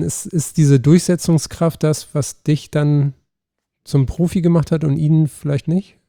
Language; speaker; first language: German; native; German